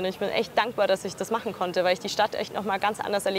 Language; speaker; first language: German; native; German